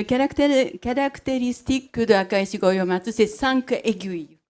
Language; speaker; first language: French; non-native, fluent; Japanese